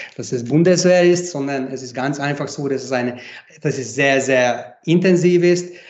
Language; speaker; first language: German; non-native, fluent; Hungarian